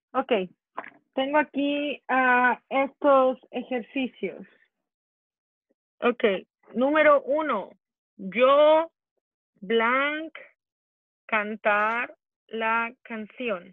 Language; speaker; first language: Spanish; non-native, fluent; English